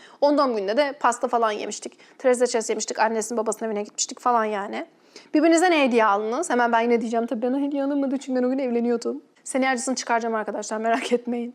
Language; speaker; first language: Turkish; native; Turkish